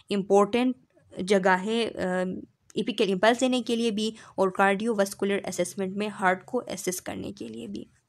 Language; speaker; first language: Urdu; non-native, local second language; Pashto